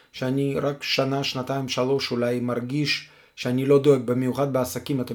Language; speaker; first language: Hebrew; non-native, fluent; Russian